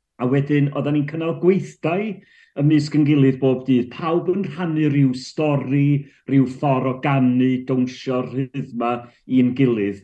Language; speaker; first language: Welsh; native; Welsh